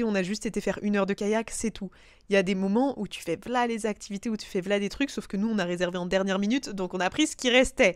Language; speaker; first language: French; native; French